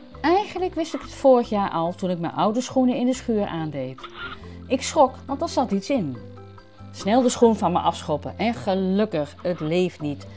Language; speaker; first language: Dutch; native; Dutch